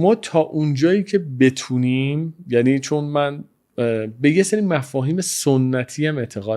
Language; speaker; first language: Persian; native; Persian